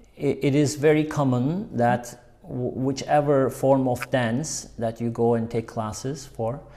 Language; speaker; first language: English; non-native, fluent; Turkish